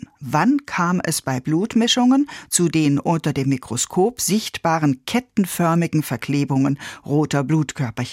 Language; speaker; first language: German; native; German